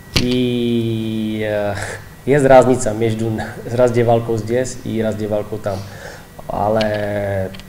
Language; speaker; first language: Russian; non-native, learner; Czech